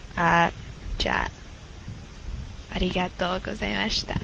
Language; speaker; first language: Japanese; non-native, learner; English